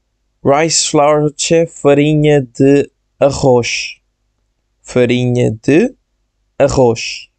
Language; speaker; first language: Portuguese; non-native, fluent; Bangla